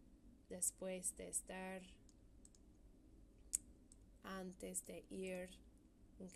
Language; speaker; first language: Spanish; non-native, fluent; English